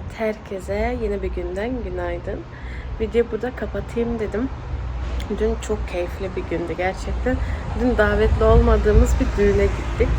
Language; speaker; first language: Turkish; early bilingual, heritage; Turkish